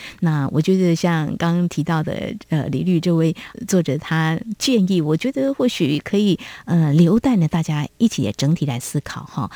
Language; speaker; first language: Chinese; native; Chinese